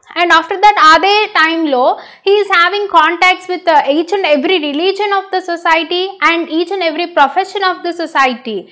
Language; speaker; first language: English; non-native, local second language; Telugu